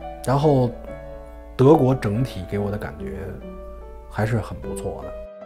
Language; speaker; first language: Chinese; native; Chinese